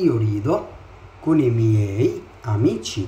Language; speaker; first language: Italian; non-native, fluent; Arabic